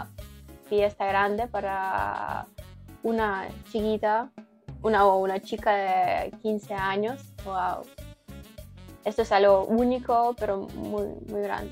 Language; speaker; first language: Spanish; non-native, learner; Ukrainian